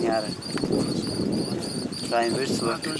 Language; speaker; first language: German; non-native, learner; Kurdish